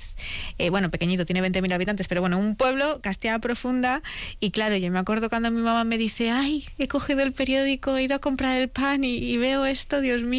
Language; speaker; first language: Spanish; native; Spanish